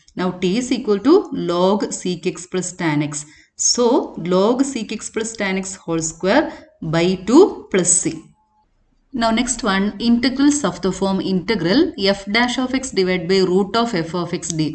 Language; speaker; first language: English; non-native, local second language; Malayalam